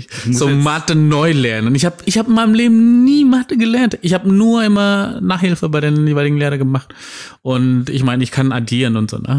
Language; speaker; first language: German; non-native, fluent; Indonesian